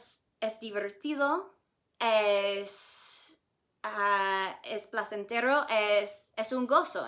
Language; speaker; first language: Spanish; non-native, fluent; English